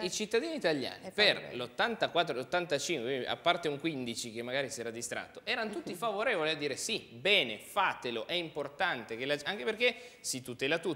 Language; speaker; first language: Italian; native; Italian